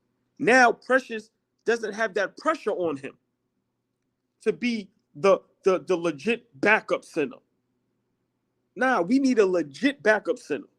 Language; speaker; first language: English; native; English